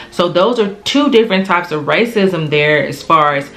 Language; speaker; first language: English; native; English